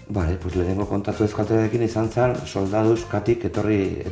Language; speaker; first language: Basque; non-native, local second language; Spanish